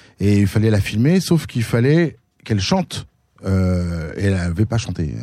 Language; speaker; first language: French; native; French